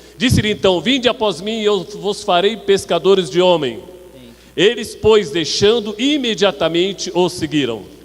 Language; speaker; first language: Portuguese; native; Portuguese